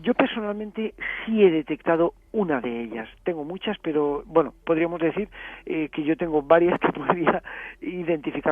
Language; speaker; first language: Spanish; native; Spanish